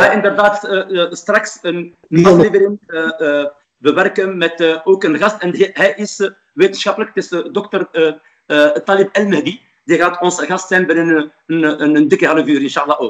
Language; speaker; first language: Dutch; non-native, fluent; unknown